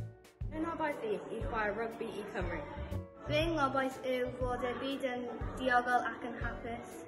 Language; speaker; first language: Welsh; non-native, local second language; English